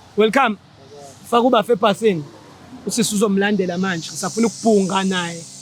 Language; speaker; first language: Zulu; native; Zulu